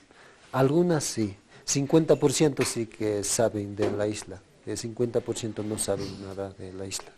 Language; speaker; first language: Spanish; non-native, local second language; Quechua